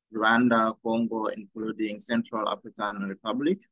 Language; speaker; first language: English; non-native, fluent; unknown